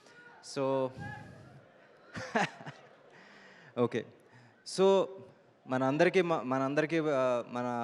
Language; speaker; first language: Telugu; native; Telugu